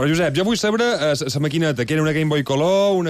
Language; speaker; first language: Catalan; native; Catalan